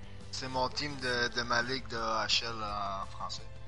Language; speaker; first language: French; native; French